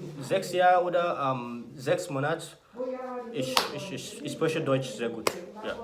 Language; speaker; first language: German; non-native, learner; Yoruba